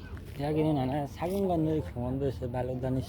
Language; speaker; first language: Korean; non-native, learner; Nepali